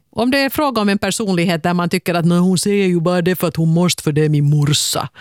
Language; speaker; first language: Swedish; native; Swedish